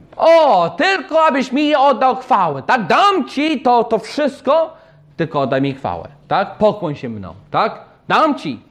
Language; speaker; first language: Polish; non-native, fluent; English